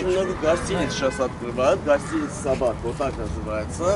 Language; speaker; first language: Russian; non-native, learner; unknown